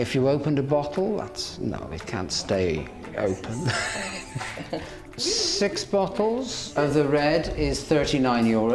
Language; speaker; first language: English; native; English